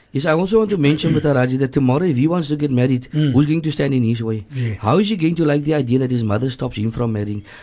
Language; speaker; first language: English; native; English